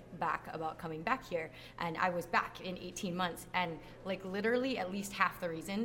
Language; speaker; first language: English; native; English